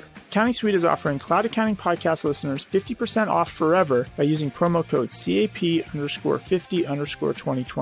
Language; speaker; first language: English; native; English